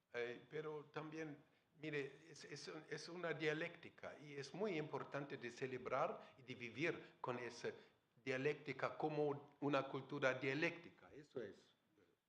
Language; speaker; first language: Spanish; non-native, fluent; German